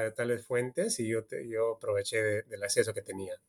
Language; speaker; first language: Spanish; early bilingual, heritage; Spanish